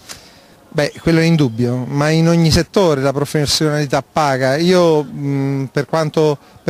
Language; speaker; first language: Italian; native; Italian